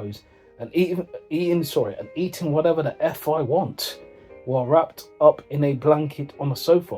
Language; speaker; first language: English; native; English